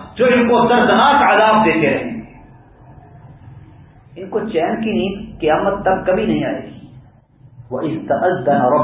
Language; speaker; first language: Urdu; non-native, local second language; Punjabi